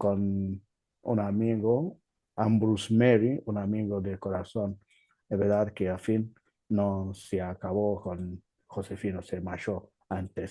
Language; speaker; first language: Spanish; non-native, learner; Igbo